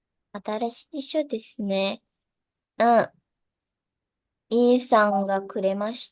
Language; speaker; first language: Japanese; non-native, learner; Indonesian